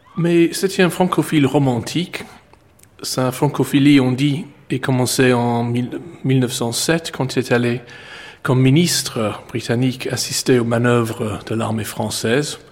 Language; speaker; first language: French; non-native, fluent; English